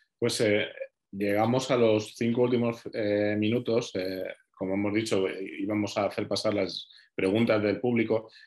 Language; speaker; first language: Spanish; native; Spanish